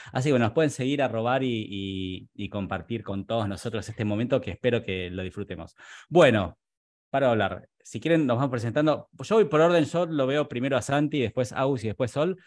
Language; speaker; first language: Spanish; native; Spanish